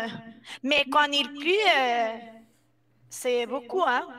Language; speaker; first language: French; non-native, fluent; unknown